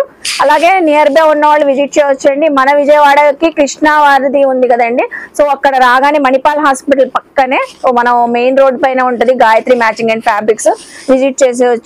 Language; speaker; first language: Telugu; native; Telugu